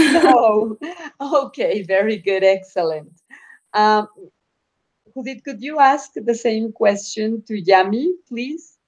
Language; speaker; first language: English; non-native, fluent; Spanish